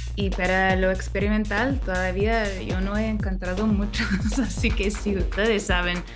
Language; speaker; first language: Spanish; non-native, fluent; English